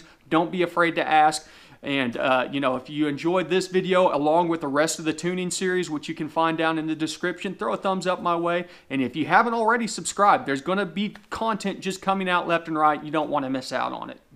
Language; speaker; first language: English; native; English